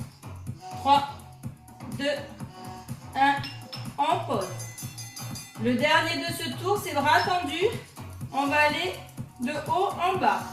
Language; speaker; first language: French; native; French